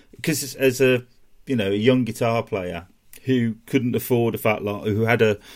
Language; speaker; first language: English; native; English